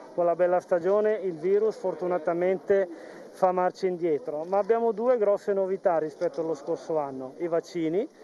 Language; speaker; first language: Italian; native; Italian